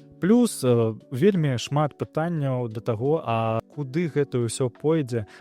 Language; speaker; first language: Belarusian; non-native, local second language; Russian